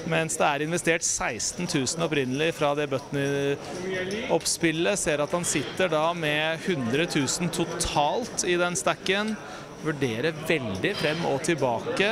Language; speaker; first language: Norwegian; native; Norwegian